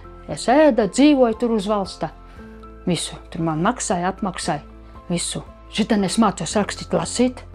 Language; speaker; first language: Latvian; non-native, local second language; Russian